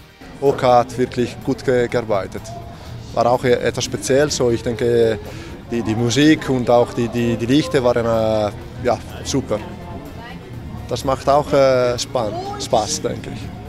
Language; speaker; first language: German; non-native, fluent; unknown